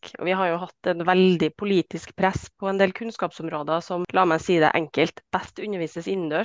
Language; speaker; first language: Norwegian; native; Norwegian